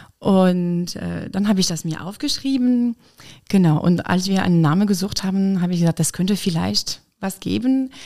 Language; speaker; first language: German; non-native, fluent; French